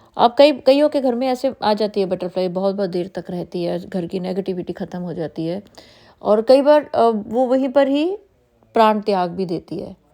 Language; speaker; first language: Hindi; native; Hindi